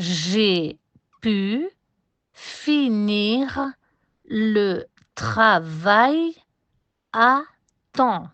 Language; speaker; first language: French; non-native, fluent; Spanish